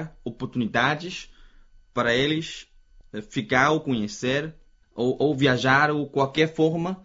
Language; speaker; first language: Portuguese; non-native, fluent; Chinese